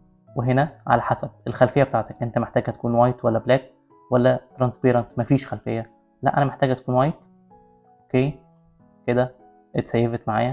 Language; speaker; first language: Arabic; native; Arabic